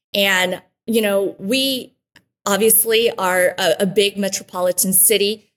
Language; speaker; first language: English; early bilingual, other home language; Spanish